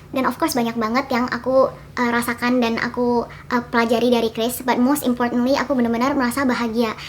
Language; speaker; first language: Indonesian; early bilingual, other home language; Korean